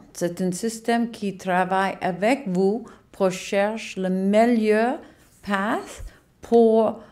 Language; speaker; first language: French; non-native, learner; English